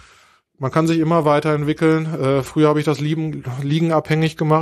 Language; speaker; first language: German; native; German